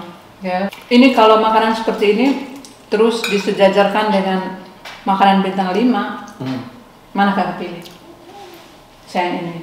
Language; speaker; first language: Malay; non-native, local second language; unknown